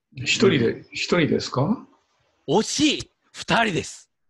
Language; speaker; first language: Japanese; native; Japanese